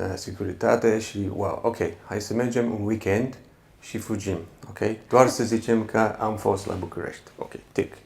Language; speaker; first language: Romanian; non-native, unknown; English